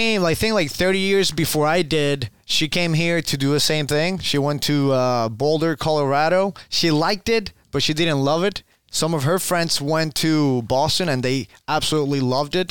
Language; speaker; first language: English; non-native, fluent; Spanish